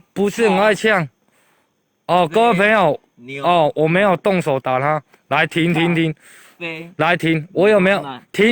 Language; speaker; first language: Chinese; native; Chinese